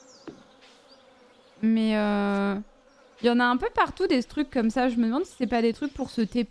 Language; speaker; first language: French; native; French